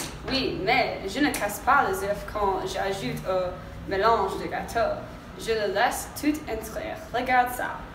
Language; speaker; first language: French; non-native, learner; English